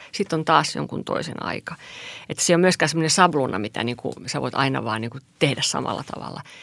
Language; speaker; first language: Finnish; non-native, local second language; Swedish